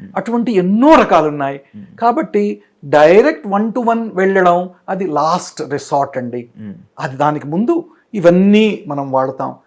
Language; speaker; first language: Telugu; native; Telugu